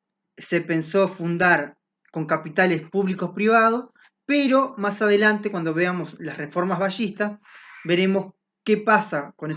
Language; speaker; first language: Spanish; native; Spanish